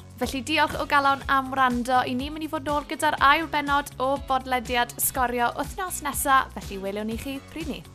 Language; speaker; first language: Welsh; native; Welsh